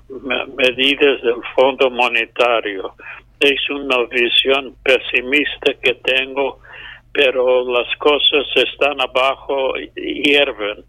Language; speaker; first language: Spanish; non-native, fluent; English